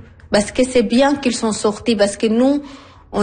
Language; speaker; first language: French; non-native, learner; Arabic